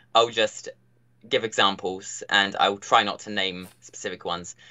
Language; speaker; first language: English; native; English